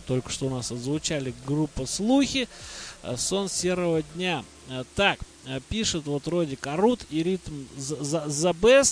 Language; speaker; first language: Russian; native; Russian